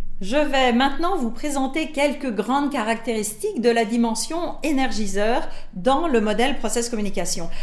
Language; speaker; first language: French; native; French